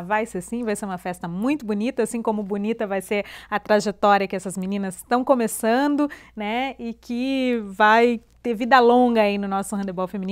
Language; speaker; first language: Portuguese; native; Portuguese